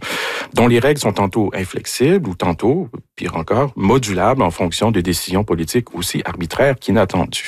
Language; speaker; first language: French; native; French